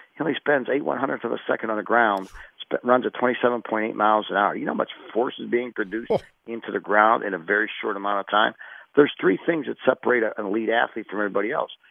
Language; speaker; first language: English; native; English